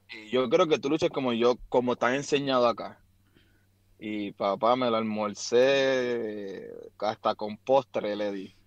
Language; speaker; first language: Spanish; native; Spanish